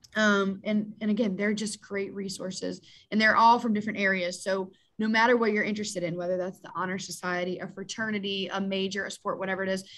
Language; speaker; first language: English; native; English